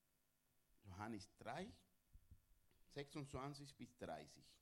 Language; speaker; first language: German; non-native, learner; Spanish